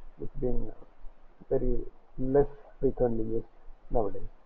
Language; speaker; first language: English; non-native, local second language; Tamil